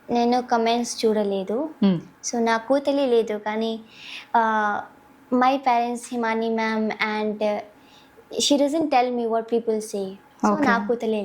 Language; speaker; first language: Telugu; non-native, local second language; Hindi